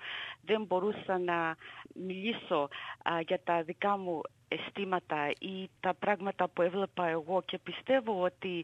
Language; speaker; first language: Greek; early bilingual, heritage; Greek